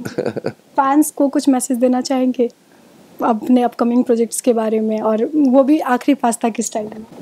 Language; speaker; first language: Hindi; native; Hindi